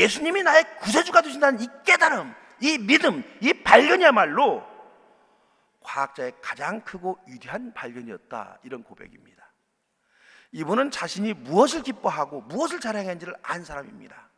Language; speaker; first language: Korean; native; Korean